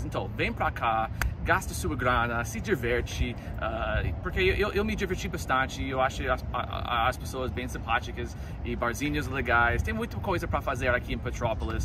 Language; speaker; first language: Portuguese; non-native, learner; English